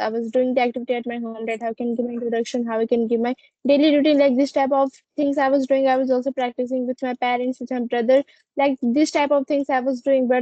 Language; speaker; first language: English; non-native, learner; Hindi